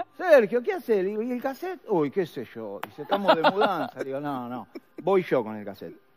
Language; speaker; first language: Spanish; native; Spanish